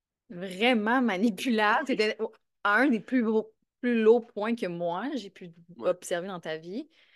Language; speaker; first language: French; native; French